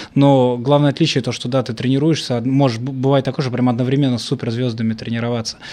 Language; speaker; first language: Russian; native; Russian